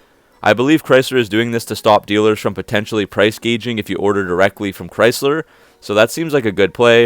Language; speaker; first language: English; native; English